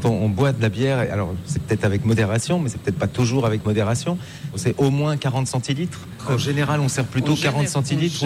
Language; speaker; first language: French; native; French